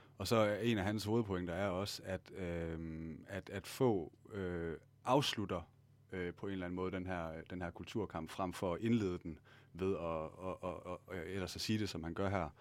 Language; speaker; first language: Danish; native; Danish